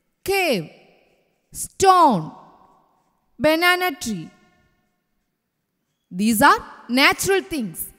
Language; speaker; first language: English; non-native, local second language; Malayalam